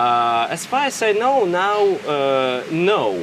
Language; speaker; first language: English; non-native, fluent; Russian